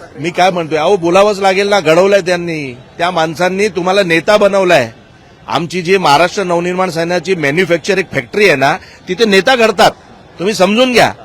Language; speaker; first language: Marathi; non-native, local second language; Gujarati